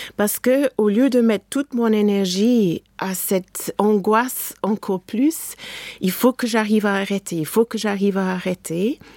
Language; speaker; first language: French; non-native, fluent; English